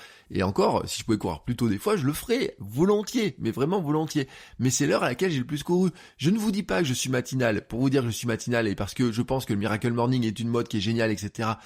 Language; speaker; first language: French; native; French